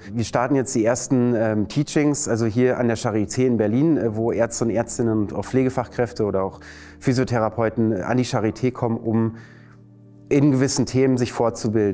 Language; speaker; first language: German; native; German